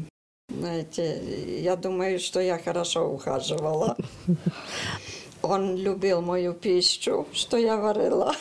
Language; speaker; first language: Russian; early bilingual, heritage; Russian